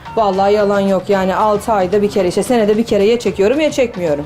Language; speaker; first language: Turkish; native; Turkish